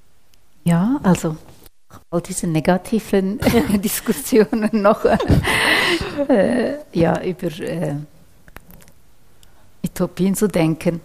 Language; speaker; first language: German; non-native, fluent; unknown